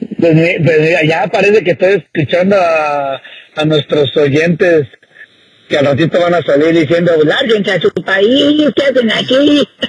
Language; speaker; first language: Spanish; native; Spanish